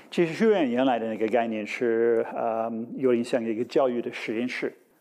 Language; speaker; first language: Chinese; non-native, fluent; English